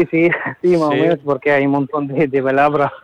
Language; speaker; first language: Spanish; non-native, learner; Arabic